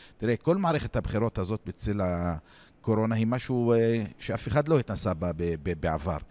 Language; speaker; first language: Hebrew; non-native, local second language; Arabic